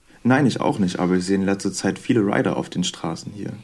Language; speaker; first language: German; native; German